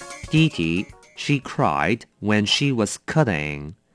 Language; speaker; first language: English; non-native, fluent; Chinese